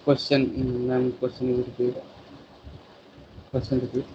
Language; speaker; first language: English; non-native, learner; Hindi